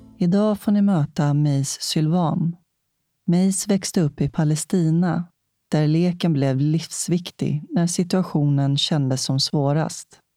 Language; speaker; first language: Swedish; native; Swedish